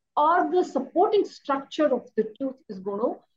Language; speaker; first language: English; non-native, local second language; Hindi